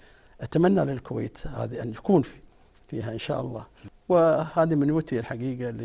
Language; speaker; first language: Arabic; native; Arabic